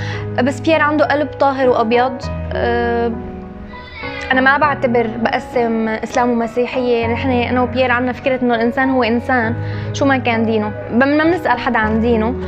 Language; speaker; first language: Arabic; native; Arabic